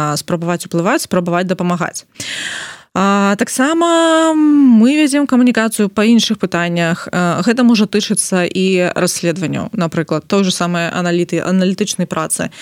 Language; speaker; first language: Belarusian; non-native, local second language; Russian